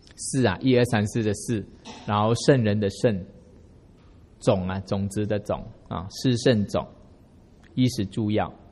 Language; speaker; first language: Chinese; native; Chinese